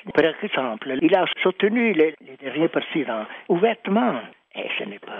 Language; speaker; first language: French; non-native, fluent; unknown